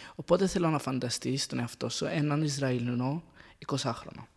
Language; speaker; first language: Greek; non-native, fluent; Arabic